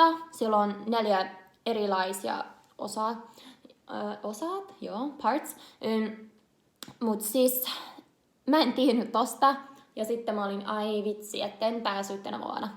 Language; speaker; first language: Finnish; non-native, learner; English